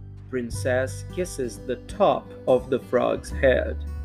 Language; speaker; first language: English; non-native, fluent; Portuguese